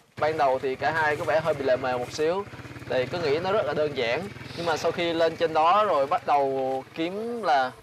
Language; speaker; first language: Vietnamese; native; Vietnamese